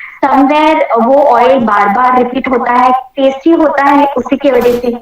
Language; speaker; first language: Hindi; non-native, local second language; Marathi